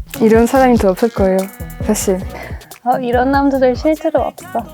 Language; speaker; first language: Korean; non-native, fluent; French